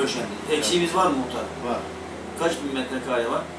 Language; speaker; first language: Turkish; native; Turkish